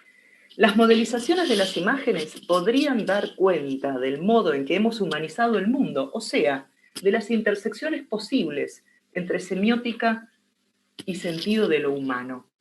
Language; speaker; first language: Spanish; native; Spanish